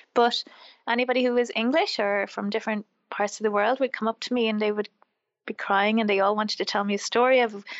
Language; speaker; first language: English; native; English